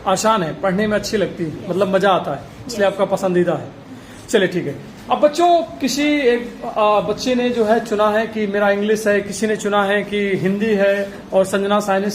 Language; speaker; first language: Hindi; native; Hindi